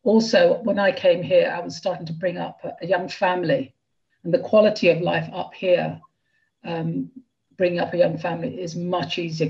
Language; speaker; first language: English; native; English